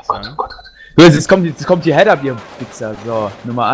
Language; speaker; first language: German; native; German